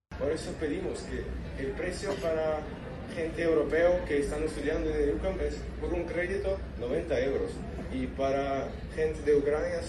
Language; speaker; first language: Spanish; non-native, learner; Ukrainian